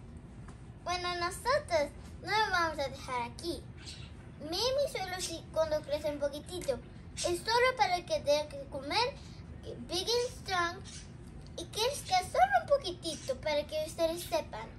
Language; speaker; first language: Spanish; early bilingual, heritage; Spanish